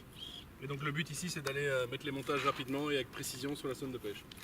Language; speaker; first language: French; native; French